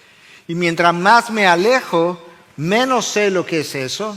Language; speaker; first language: Spanish; native; Spanish